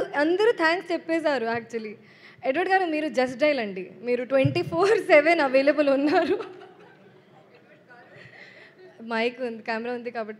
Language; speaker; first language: Telugu; non-native, local second language; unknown